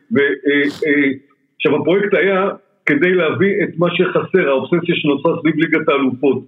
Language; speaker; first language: Hebrew; native; Hebrew